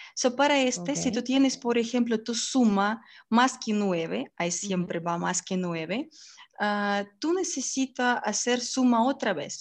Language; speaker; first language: Spanish; non-native, learner; Russian